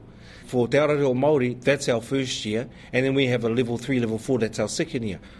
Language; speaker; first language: English; native; English